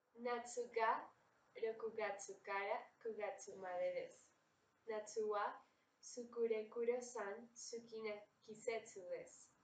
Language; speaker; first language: Japanese; non-native, learner; Spanish